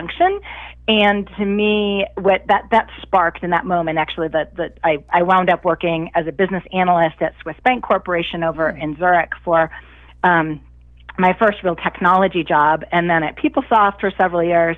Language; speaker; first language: English; native; English